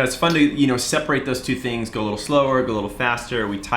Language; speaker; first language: English; native; English